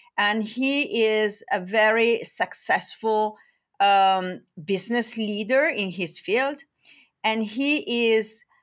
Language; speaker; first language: English; non-native, fluent; Italian